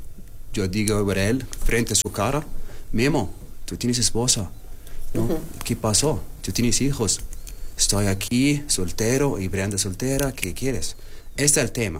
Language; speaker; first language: Spanish; non-native, learner; Arabic